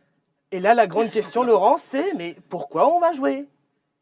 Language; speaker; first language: French; native; French